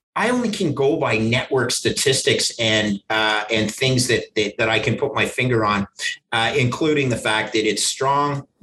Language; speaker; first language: English; native; English